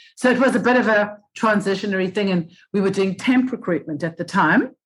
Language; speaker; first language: English; native; English